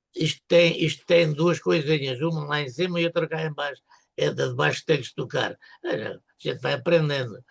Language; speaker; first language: Portuguese; native; Portuguese